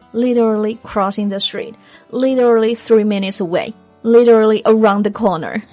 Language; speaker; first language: English; non-native, fluent; Chinese